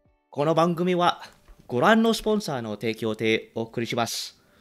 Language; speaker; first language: Japanese; non-native, learner; English